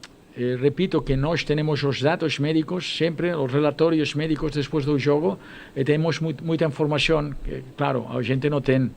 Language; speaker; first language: Portuguese; non-native, fluent; Spanish